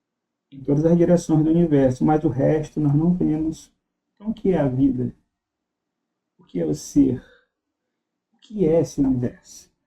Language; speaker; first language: Portuguese; native; Portuguese